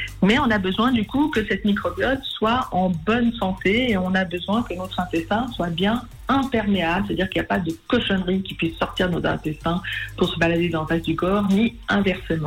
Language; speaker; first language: French; native; French